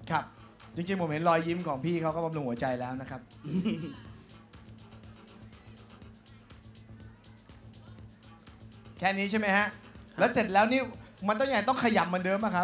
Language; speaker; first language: Thai; native; Thai